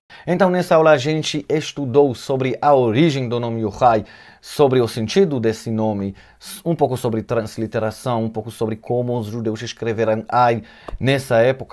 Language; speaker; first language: Portuguese; non-native, fluent; Hebrew